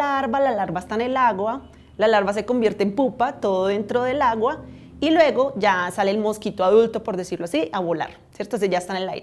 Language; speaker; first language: Spanish; native; Spanish